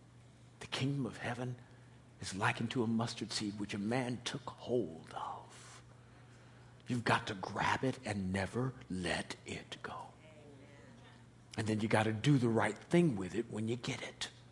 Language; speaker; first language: English; native; English